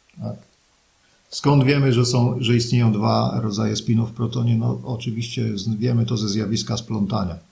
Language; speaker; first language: Polish; native; Polish